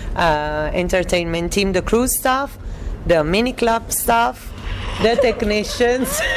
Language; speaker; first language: English; non-native, fluent; Italian